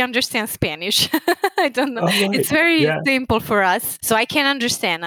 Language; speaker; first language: English; non-native, fluent; Italian